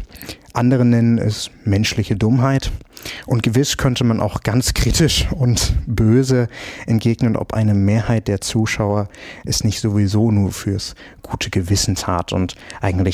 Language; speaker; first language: German; native; German